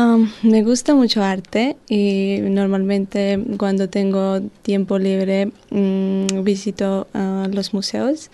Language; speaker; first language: Spanish; non-native, learner; Georgian